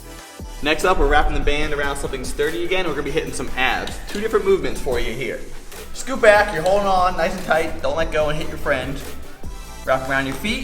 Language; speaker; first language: English; native; English